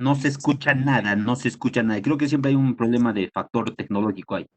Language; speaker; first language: Spanish; native; Spanish